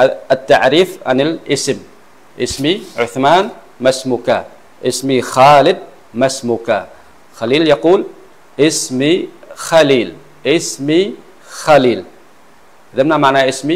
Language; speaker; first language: Arabic; non-native, fluent; Western Cham